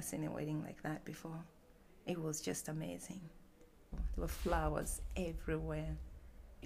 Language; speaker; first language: English; non-native, local second language; Bemba